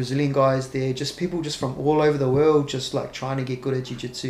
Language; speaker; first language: English; native; English